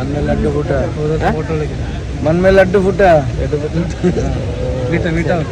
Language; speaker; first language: Hindi; non-native, local second language; Malayalam